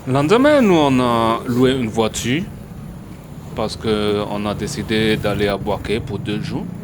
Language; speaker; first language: French; early bilingual, heritage; French